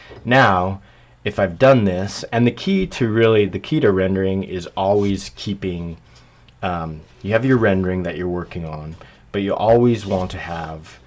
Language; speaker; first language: English; native; English